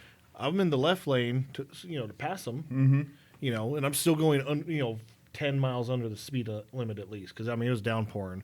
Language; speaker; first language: English; native; English